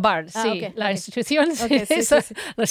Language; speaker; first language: Spanish; non-native, fluent; English